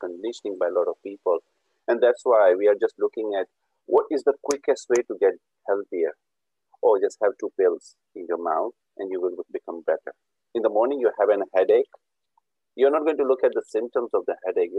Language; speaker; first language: English; non-native, local second language; Urdu